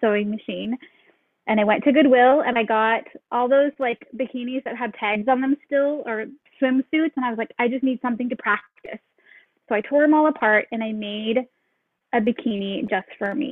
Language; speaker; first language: English; native; English